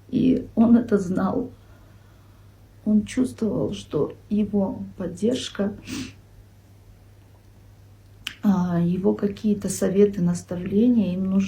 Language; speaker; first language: Russian; non-native, local second language; Kyrgyz